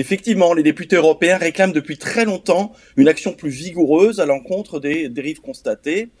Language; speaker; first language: French; native; French